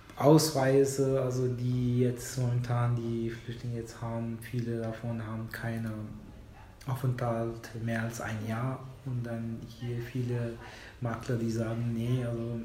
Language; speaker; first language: German; non-native, fluent; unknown